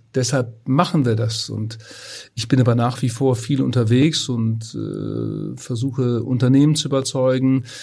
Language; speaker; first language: German; native; German